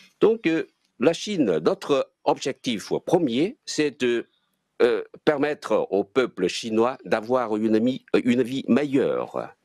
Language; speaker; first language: French; non-native, fluent; Chinese